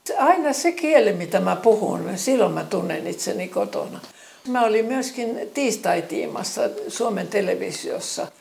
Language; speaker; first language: Finnish; early bilingual, other home language; Estonian